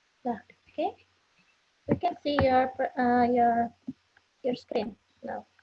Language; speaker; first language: English; non-native, fluent; Indonesian